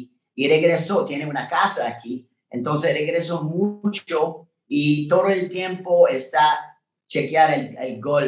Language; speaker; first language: Spanish; non-native, learner; French